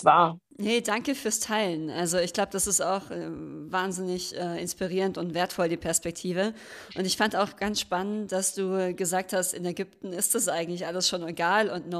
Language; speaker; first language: German; native; German